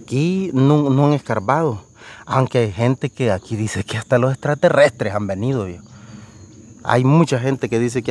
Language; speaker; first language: Spanish; native; Spanish